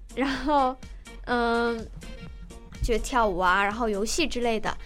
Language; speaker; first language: Chinese; native; Chinese